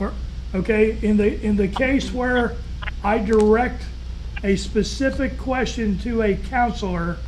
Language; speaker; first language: English; native; English